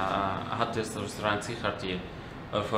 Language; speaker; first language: German; non-native, learner; Arabic